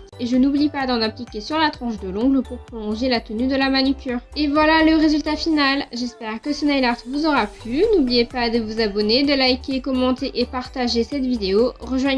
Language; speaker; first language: French; native; French